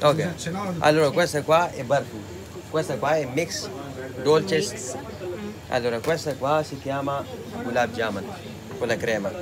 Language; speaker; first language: Italian; non-native, learner; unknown